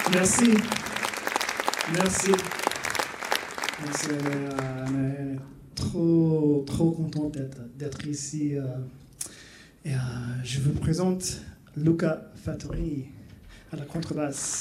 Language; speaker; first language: French; non-native, learner; English